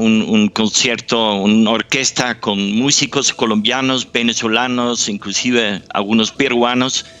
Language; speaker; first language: Spanish; non-native, fluent; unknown